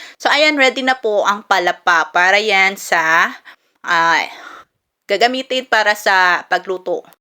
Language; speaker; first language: Filipino; non-native, local second language; Cebuano